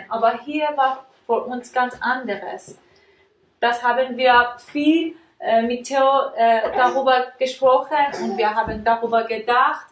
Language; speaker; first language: German; non-native, learner; Persian